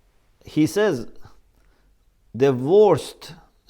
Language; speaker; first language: English; non-native, fluent; Persian